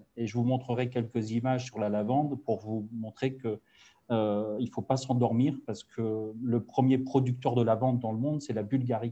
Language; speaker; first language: French; native; French